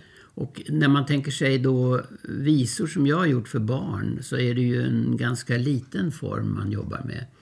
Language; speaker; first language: Swedish; early bilingual, other home language; German